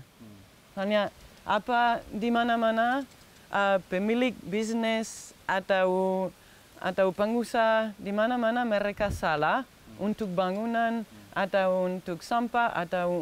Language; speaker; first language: Indonesian; non-native, fluent; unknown